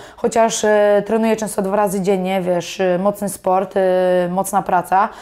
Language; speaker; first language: Polish; native; Polish